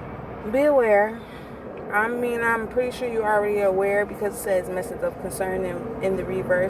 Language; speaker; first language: English; native; English